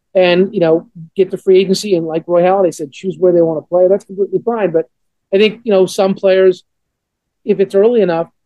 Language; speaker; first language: English; native; English